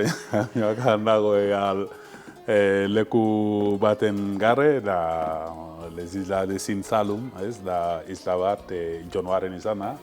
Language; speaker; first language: Basque; non-native, learner; Wolof